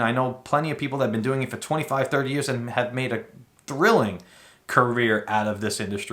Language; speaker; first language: English; native; English